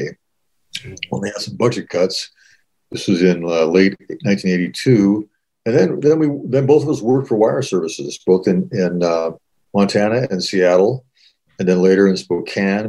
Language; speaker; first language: English; native; English